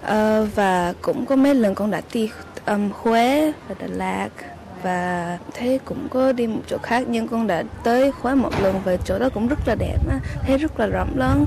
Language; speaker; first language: Vietnamese; early bilingual, heritage; English